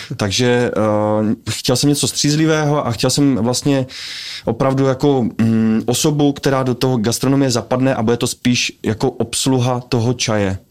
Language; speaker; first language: Czech; native; Czech